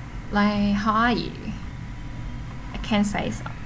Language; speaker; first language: English; non-native, learner; Vietnamese